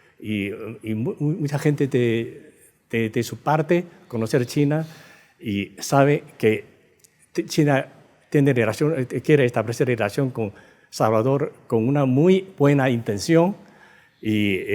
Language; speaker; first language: Spanish; non-native, fluent; Chinese